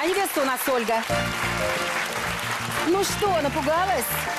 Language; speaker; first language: Russian; native; Russian